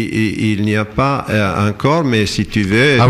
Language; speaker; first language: French; non-native, fluent; Italian